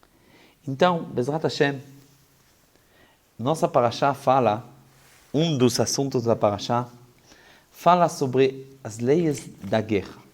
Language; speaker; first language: Portuguese; non-native, fluent; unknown